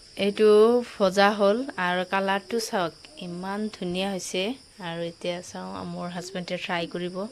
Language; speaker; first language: Assamese; native; Assamese